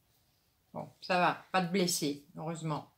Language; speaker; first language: French; native; French